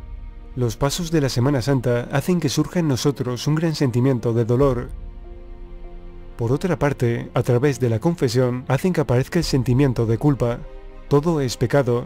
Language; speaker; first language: Spanish; native; Spanish